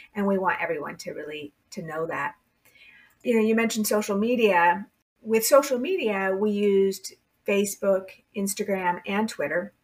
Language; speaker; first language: English; native; English